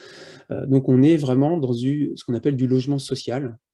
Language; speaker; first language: French; native; French